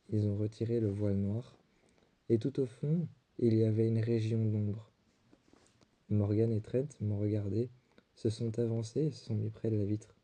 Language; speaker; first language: French; native; French